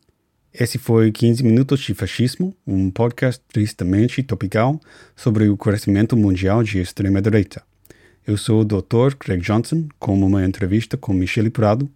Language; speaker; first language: Portuguese; non-native, learner; English